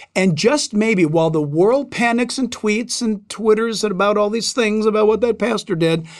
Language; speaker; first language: English; native; English